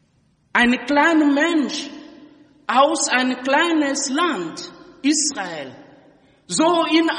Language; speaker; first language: German; non-native, fluent; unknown